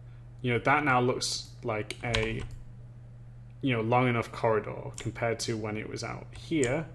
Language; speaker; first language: English; native; English